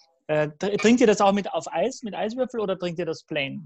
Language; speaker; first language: German; native; German